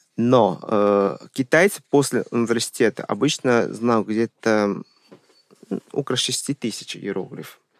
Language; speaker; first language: Russian; non-native, fluent; Chinese